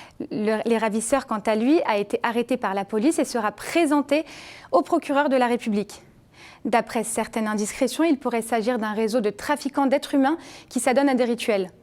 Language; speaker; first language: French; native; French